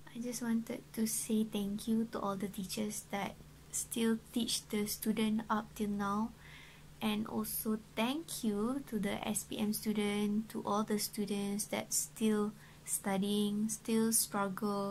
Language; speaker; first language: English; non-native, local second language; Malay